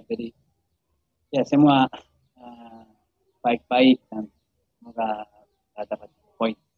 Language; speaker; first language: Indonesian; non-native, learner; Japanese